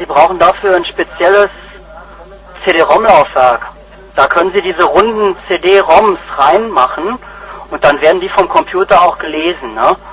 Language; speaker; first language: German; native; German